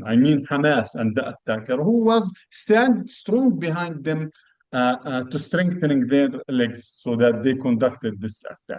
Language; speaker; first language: English; non-native, fluent; Arabic